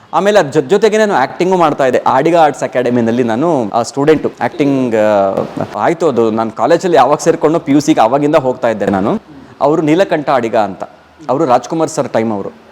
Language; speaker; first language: Kannada; non-native, local second language; Telugu